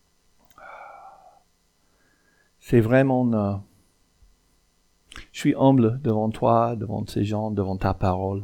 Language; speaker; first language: French; non-native, fluent; English